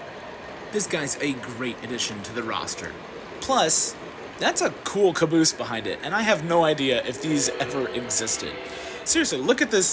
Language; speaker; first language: English; native; English